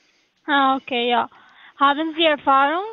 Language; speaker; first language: German; non-native, learner; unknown